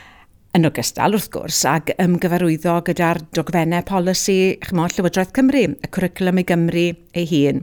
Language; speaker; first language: Welsh; native; Welsh